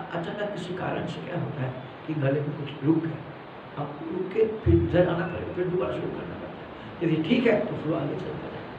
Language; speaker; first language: Hindi; non-native, local second language; Malayalam